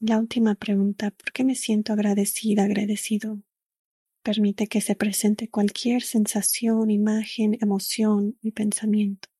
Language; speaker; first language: Spanish; early bilingual, other home language; English